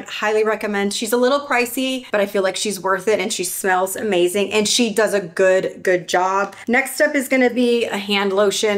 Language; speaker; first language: English; native; English